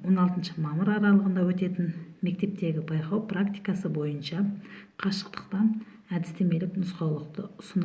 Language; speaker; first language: Kazakh; native; Kazakh